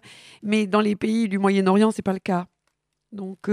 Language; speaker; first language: French; native; French